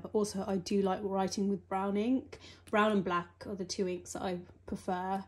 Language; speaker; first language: English; native; English